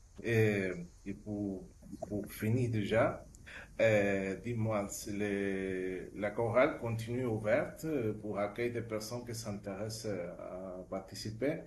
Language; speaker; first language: French; non-native, fluent; Spanish